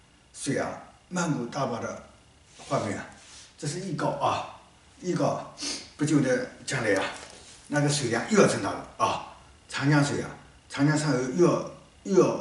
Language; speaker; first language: Chinese; native; Chinese